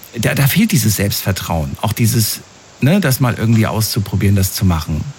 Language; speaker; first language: German; native; German